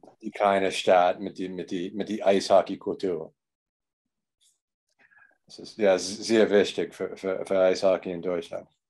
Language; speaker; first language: German; non-native, learner; English